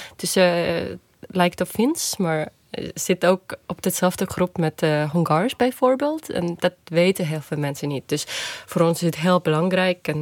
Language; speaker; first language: Dutch; non-native, fluent; Estonian